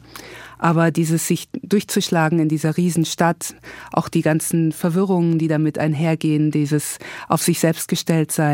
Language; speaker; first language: German; native; German